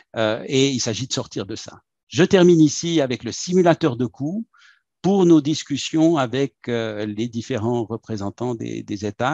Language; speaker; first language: French; native; French